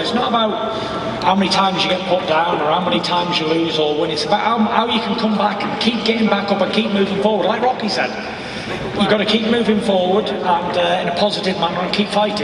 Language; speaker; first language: English; native; English